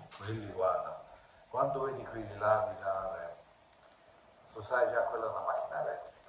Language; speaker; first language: Italian; native; Italian